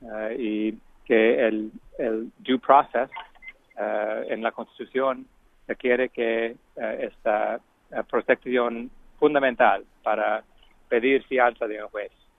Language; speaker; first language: Spanish; non-native, fluent; English